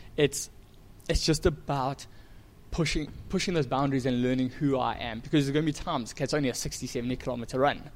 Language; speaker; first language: English; native; English